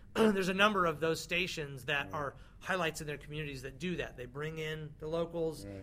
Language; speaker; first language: English; native; English